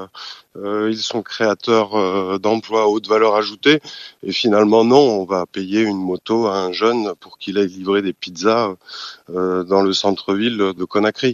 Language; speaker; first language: French; native; French